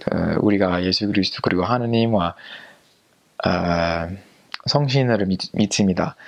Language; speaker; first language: Korean; non-native, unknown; English